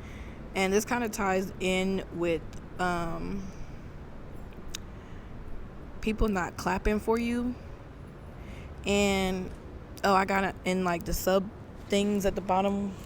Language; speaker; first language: English; native; English